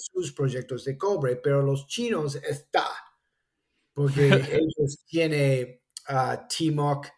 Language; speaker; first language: Spanish; non-native, fluent; English